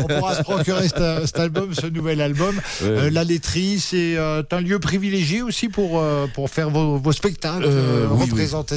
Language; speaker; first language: French; native; French